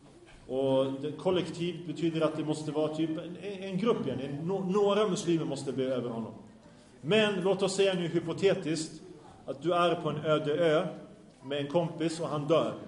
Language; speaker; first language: Swedish; early bilingual, other home language; Arabic